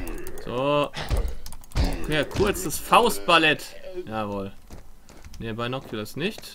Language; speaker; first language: German; native; German